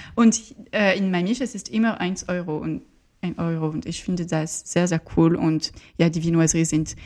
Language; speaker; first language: German; non-native, learner; French